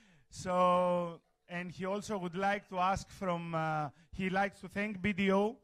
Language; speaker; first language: English; non-native, fluent; Greek